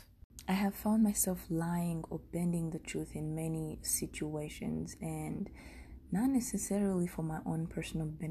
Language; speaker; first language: English; non-native, local second language; Kinyarwanda